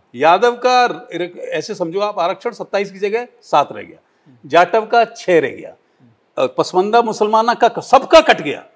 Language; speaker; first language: Hindi; native; Hindi